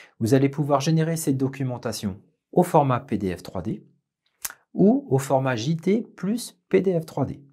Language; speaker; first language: French; native; French